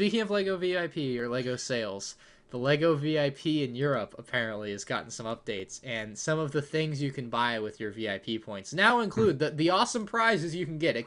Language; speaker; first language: English; native; English